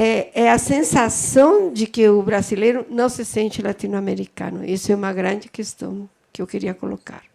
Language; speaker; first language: Portuguese; non-native, fluent; Spanish